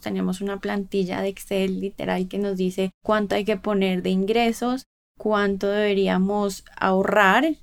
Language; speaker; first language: Spanish; native; Spanish